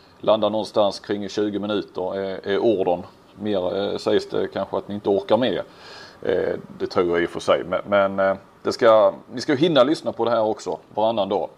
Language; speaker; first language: Swedish; native; Swedish